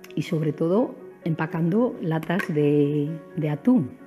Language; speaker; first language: Spanish; native; Spanish